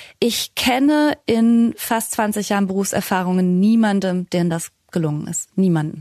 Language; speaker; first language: German; native; German